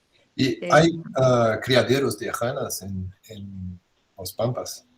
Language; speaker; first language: Spanish; non-native, fluent; Portuguese